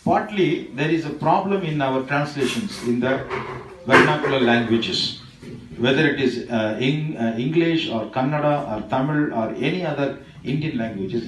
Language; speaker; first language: English; non-native, local second language; Tamil